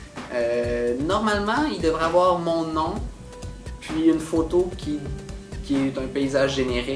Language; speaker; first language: French; native; French